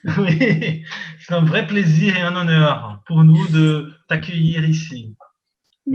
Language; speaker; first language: French; non-native, fluent; Portuguese